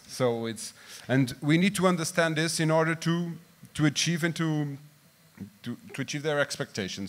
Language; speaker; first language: English; non-native, fluent; Portuguese